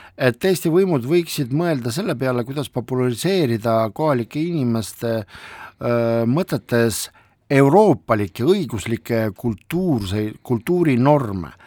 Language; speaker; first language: Estonian; non-native, local second language; Russian